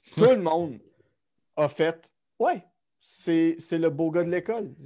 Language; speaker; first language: French; native; French